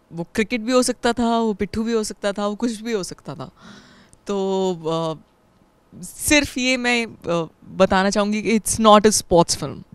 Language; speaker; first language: Hindi; native; Hindi